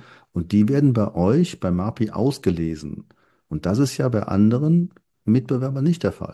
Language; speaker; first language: German; native; German